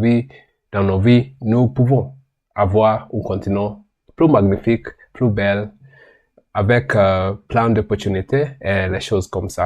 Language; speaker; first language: French; non-native, learner; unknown